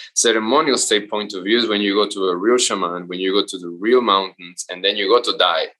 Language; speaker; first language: English; non-native, fluent; Spanish